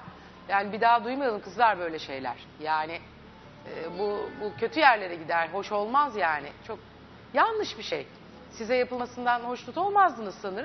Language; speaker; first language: Turkish; native; Turkish